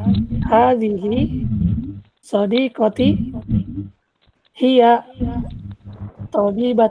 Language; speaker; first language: Arabic; non-native, learner; Indonesian